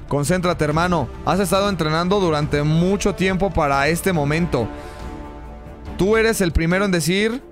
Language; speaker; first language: Spanish; native; Spanish